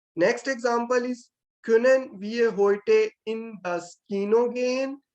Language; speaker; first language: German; non-native, fluent; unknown